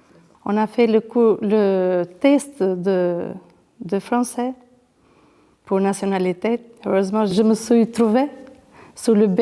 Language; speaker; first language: French; non-native, learner; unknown